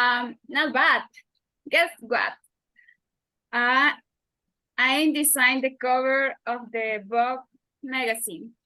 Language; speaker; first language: English; non-native, learner; Spanish